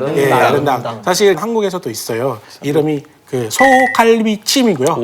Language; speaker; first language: Korean; non-native, fluent; Indonesian